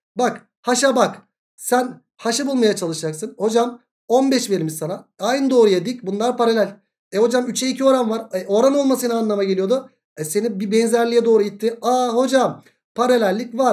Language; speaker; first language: Turkish; native; Turkish